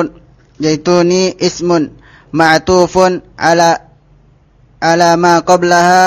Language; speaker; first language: Arabic; non-native, learner; Indonesian